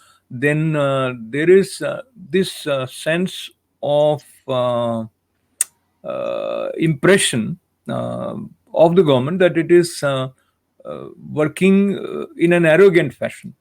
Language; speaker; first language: English; non-native, local second language; Hindi